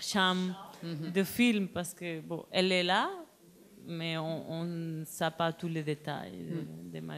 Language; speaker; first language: French; non-native, learner; Spanish